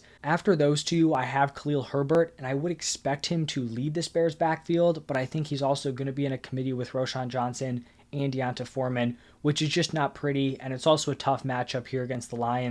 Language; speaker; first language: English; native; English